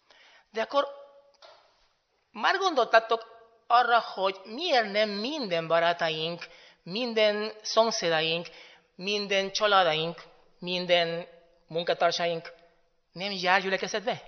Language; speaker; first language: Hungarian; non-native, fluent; Spanish